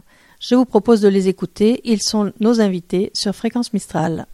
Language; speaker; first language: French; native; French